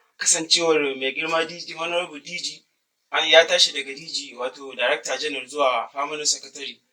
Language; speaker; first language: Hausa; native; Hausa